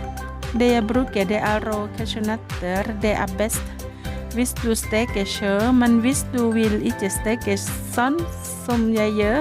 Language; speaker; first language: Norwegian; non-native, learner; Thai